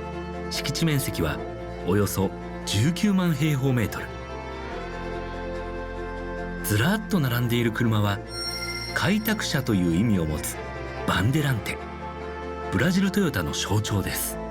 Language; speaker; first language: Japanese; native; Japanese